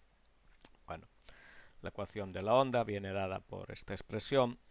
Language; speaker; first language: Spanish; native; Spanish